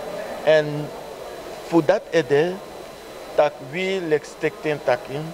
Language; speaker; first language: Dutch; non-native, local second language; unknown